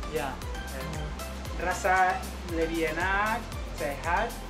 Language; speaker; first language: Indonesian; non-native, learner; Spanish